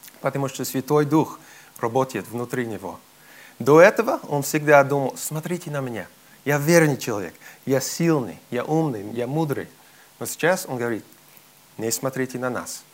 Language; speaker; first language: Russian; non-native, fluent; English